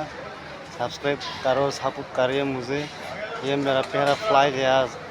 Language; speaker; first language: Hindi; non-native, local second language; Kok Borok